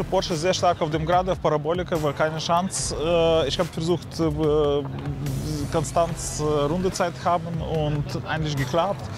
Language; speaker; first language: German; non-native, learner; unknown